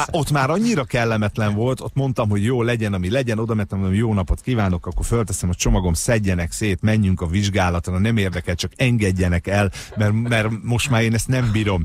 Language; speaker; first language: Hungarian; native; Hungarian